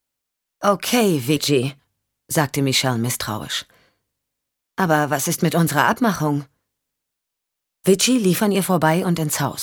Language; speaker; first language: German; native; German